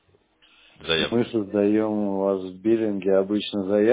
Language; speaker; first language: Russian; native; Russian